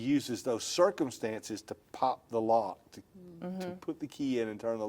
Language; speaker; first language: English; native; English